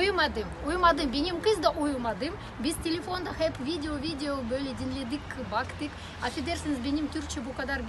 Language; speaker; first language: Turkish; non-native, learner; Russian